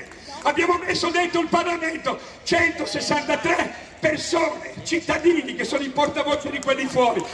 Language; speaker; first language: Italian; native; Italian